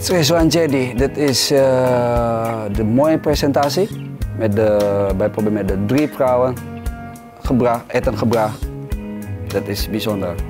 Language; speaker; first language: Dutch; non-native, learner; Indonesian